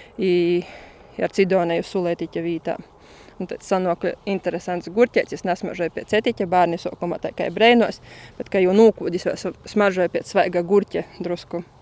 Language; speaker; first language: Latvian; native; Latvian